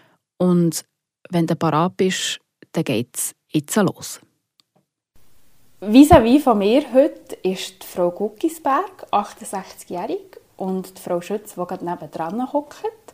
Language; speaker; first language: German; native; German